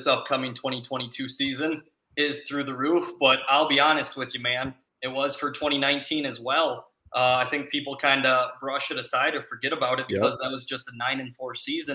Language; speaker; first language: English; native; English